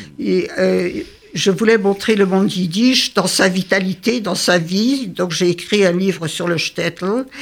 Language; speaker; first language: French; early bilingual, other home language; Yiddish